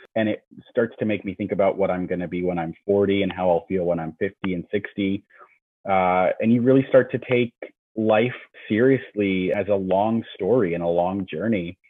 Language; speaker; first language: English; native; English